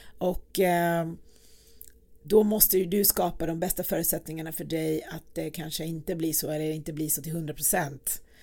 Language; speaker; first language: Swedish; early bilingual, other home language; Persian